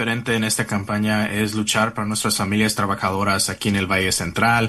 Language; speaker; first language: Spanish; early bilingual, heritage; Spanish